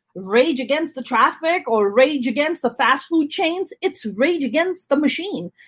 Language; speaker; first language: English; non-native, local second language; Urdu